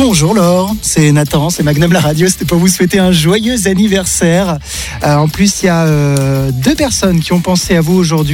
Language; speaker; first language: French; native; French